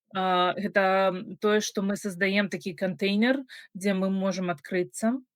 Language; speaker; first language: Belarusian; non-native, local second language; Russian